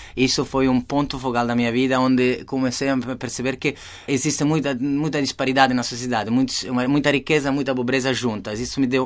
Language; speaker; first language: Portuguese; non-native, fluent; Italian